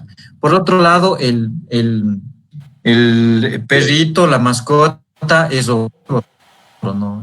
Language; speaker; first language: Spanish; native; Spanish